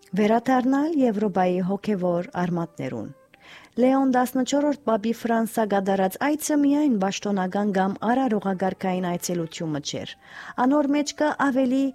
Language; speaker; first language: Armenian; early bilingual, heritage; Armenian